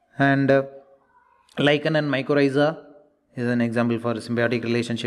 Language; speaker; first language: English; non-native, local second language; Tamil